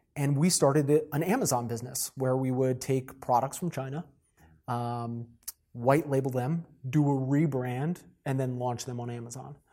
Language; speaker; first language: English; native; English